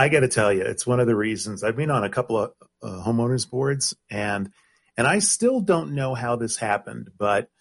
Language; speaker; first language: English; native; English